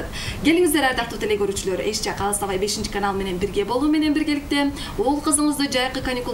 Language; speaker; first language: Kyrgyz; native; Kyrgyz